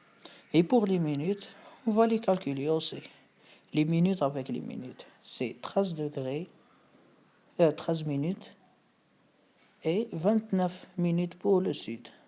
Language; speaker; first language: French; non-native, fluent; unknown